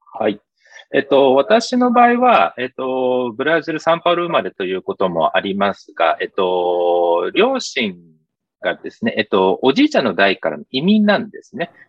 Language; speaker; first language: Japanese; early bilingual, heritage; Japanese